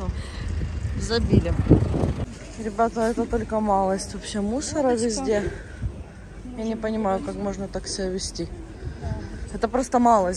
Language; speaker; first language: Russian; non-native, local second language; Ukrainian